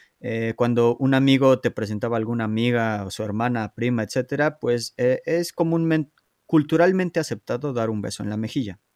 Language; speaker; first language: Spanish; native; Spanish